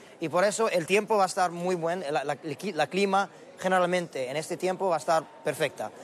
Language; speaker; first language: Spanish; non-native, learner; Arabic